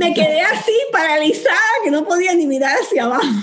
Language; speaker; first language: Spanish; native; Spanish